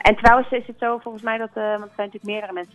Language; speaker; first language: Dutch; native; Dutch